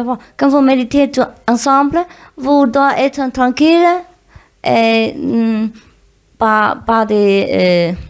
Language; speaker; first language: French; non-native, learner; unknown